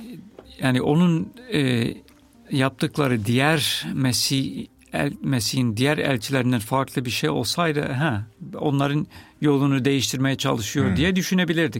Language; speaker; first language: Turkish; non-native, fluent; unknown